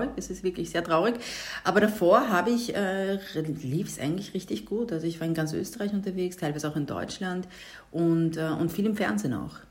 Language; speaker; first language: German; native; German